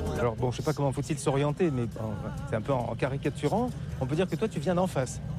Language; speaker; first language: French; native; French